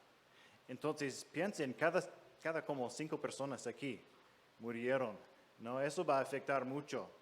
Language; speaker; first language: Spanish; non-native, fluent; English